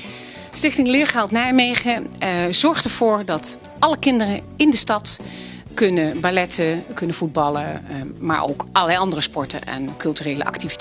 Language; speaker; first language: Dutch; native; Dutch